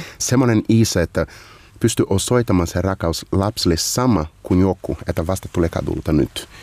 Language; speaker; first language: Finnish; non-native, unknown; Portuguese